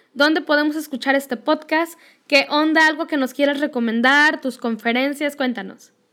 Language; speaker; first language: Spanish; native; Spanish